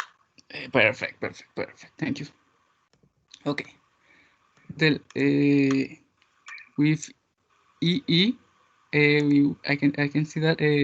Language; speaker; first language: English; non-native, learner; Spanish